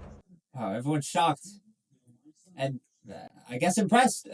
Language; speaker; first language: English; native; English